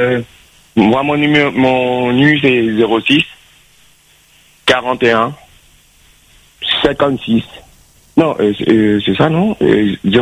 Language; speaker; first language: French; native; French